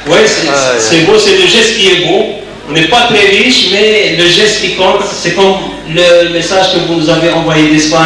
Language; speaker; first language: French; non-native, local second language; Arabic